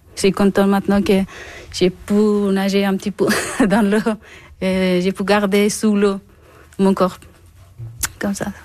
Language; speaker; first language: French; non-native, learner; Persian